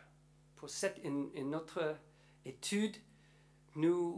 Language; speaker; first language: French; non-native, learner; English